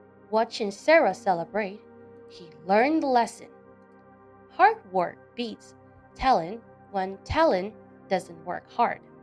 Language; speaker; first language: English; non-native, fluent; Burmese